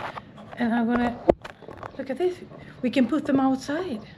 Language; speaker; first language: English; non-native, fluent; Swedish